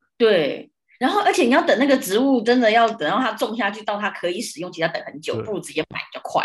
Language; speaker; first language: Chinese; early bilingual, heritage; Chinese